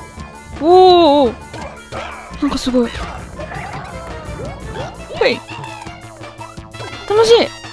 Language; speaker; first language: Japanese; native; Japanese